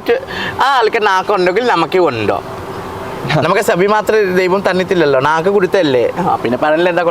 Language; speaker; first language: Malayalam; non-native, learner; Assamese